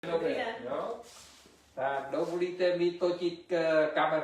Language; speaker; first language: Czech; non-native, learner; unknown